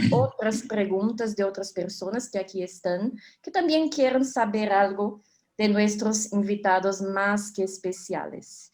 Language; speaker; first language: Spanish; non-native, fluent; Portuguese